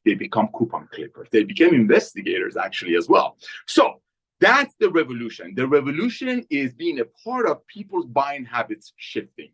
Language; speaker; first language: English; native; English